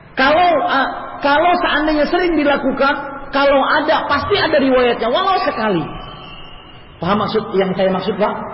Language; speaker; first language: Indonesian; native; Indonesian